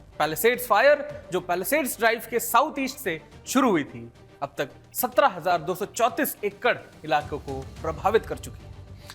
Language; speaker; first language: Hindi; native; Hindi